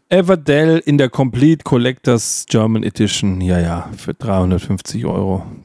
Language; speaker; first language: German; native; German